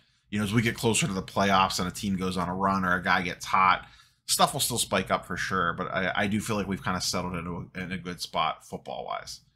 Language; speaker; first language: English; native; English